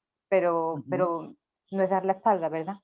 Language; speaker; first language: Spanish; native; Spanish